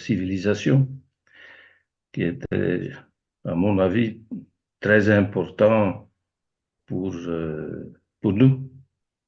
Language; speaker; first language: French; non-native, fluent; Dutch